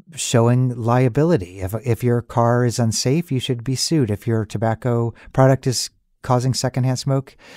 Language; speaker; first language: English; native; English